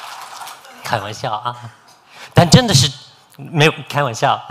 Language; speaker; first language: Chinese; non-native, fluent; English